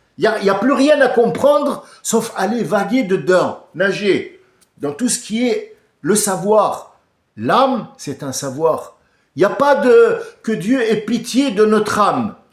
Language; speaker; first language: French; early bilingual, other home language; Arabic